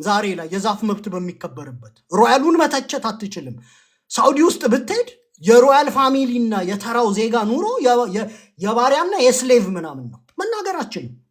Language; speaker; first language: Amharic; native; Amharic